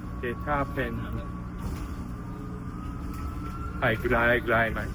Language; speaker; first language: Thai; non-native, learner; Japanese